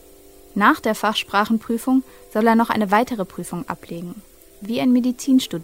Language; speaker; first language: German; native; German